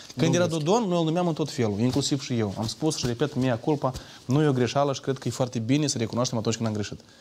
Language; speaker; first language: Romanian; native; Romanian